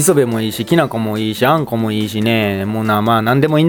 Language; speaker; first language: Japanese; native; Japanese